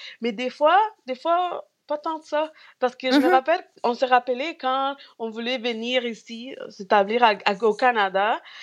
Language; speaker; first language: French; non-native, fluent; Spanish